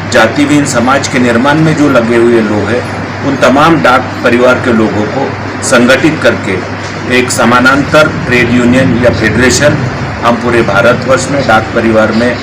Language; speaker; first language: Hindi; non-native, local second language; Marathi